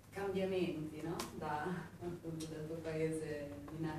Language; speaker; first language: Italian; native; Italian